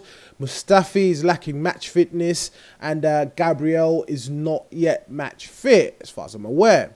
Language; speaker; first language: English; native; English